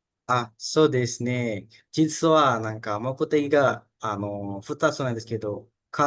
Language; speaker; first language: Japanese; non-native, learner; Indonesian